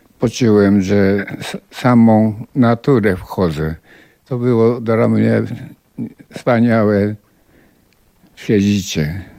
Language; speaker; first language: Polish; non-native, fluent; Japanese